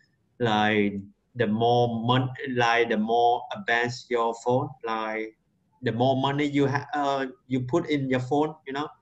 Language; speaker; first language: English; non-native, learner; Vietnamese